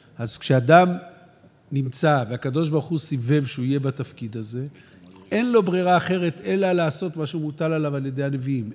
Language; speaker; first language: Hebrew; native; Hebrew